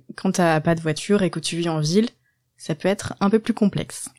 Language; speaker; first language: French; native; French